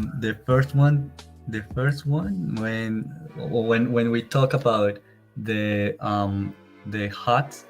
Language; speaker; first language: English; non-native, learner; Spanish